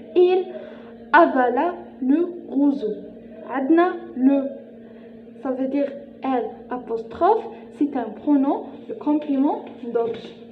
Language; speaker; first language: French; non-native, local second language; Arabic